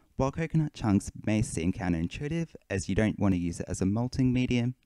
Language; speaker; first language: English; native; English